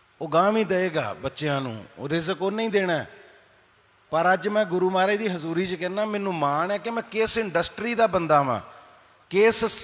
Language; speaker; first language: Punjabi; native; Punjabi